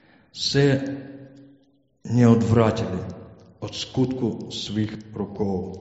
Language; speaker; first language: Czech; non-native, learner; Ukrainian